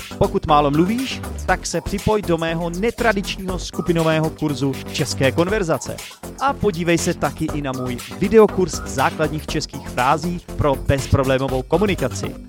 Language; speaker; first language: Czech; native; Czech